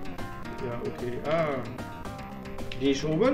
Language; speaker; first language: German; non-native, learner; French